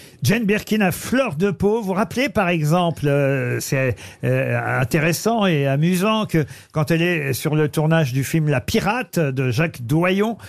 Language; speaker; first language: French; native; French